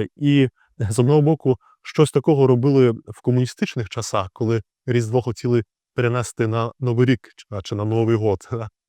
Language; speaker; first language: Ukrainian; native; Ukrainian